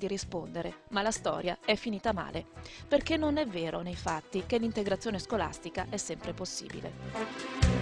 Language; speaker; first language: Italian; native; Italian